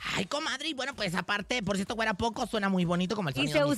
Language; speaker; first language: Spanish; native; Spanish